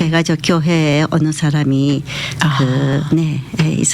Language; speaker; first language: Korean; early bilingual, heritage; Japanese